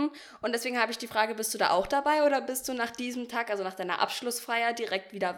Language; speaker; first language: German; native; German